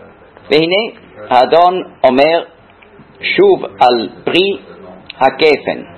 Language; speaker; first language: Hebrew; non-native, fluent; German